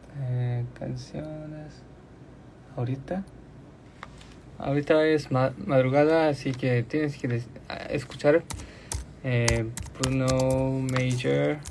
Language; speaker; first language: Spanish; non-native, learner; Korean